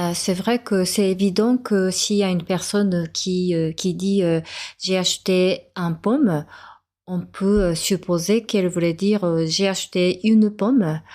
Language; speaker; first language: French; non-native, fluent; Japanese